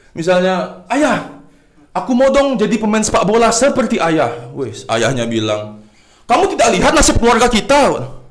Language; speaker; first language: Indonesian; native; Indonesian